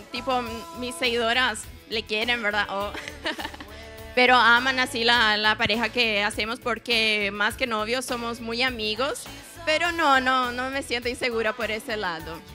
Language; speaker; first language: Spanish; non-native, local second language; Portuguese